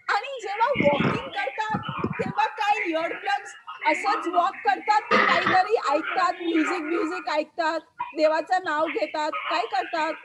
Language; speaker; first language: Marathi; non-native, local second language; Hindi